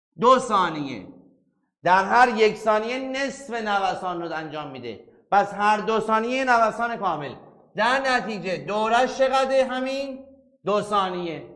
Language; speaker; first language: Persian; native; Persian